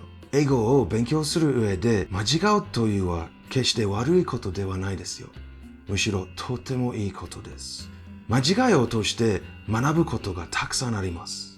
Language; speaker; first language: Japanese; non-native, fluent; English